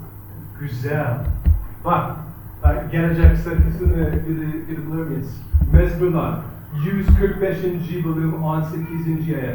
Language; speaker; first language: Turkish; non-native, fluent; English